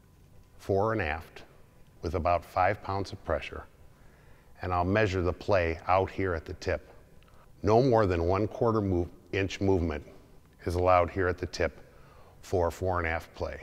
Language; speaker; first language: English; native; English